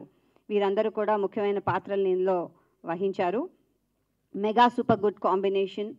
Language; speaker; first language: Telugu; native; Telugu